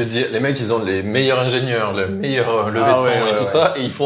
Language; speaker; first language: French; native; French